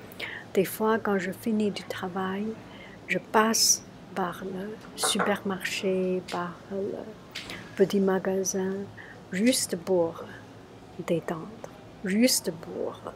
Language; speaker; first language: French; non-native, learner; Chinese